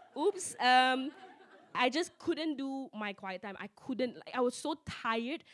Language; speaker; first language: English; non-native, local second language; Min Nan Chinese